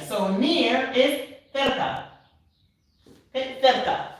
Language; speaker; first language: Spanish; non-native, fluent; English